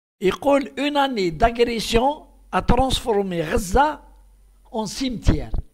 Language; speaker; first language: French; non-native, local second language; Arabic